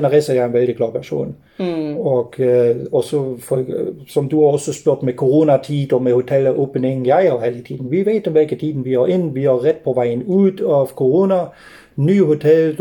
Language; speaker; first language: Norwegian; non-native, fluent; German